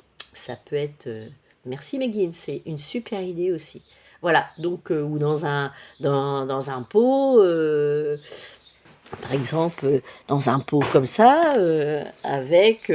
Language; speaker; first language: French; native; French